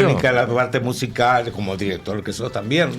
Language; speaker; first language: Spanish; native; Spanish